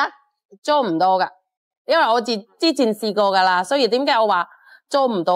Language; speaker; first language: Cantonese; non-native, fluent; Indonesian